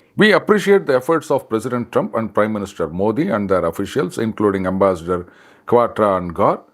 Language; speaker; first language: English; non-native, local second language; Tamil